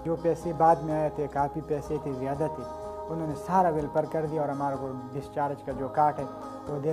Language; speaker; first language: Hindi; non-native, local second language; Pashto